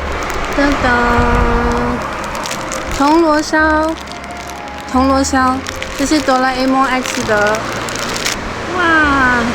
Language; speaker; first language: Chinese; native; Chinese